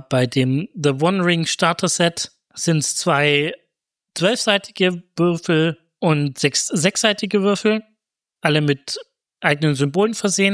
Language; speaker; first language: German; native; German